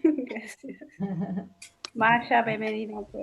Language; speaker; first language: Spanish; non-native, learner; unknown